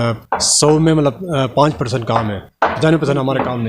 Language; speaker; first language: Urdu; non-native, local second language; Pashto